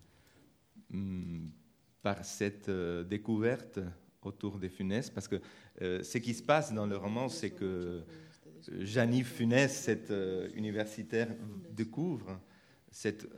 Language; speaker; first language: French; non-native, fluent; Spanish